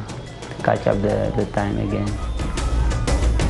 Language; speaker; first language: English; non-native, learner; Tigrinya